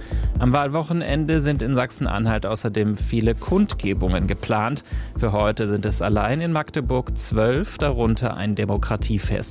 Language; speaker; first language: German; native; German